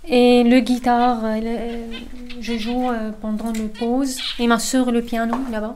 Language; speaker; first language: French; non-native, fluent; Arabic